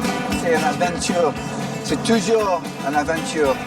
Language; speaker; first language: French; non-native, fluent; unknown